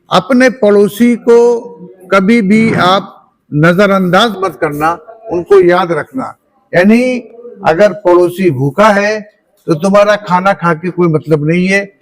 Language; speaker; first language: Urdu; native; Urdu